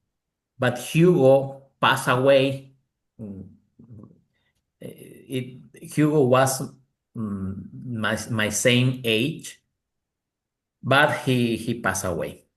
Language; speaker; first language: English; non-native, learner; Spanish